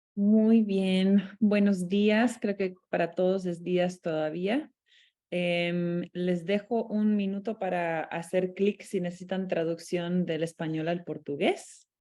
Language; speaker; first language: Spanish; non-native, fluent; Romanian